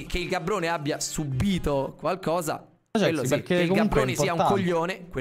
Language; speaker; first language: Italian; native; Italian